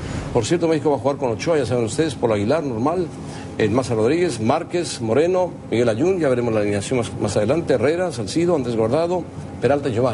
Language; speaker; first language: Spanish; native; Spanish